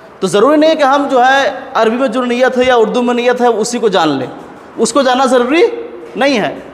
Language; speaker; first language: Urdu; native; Urdu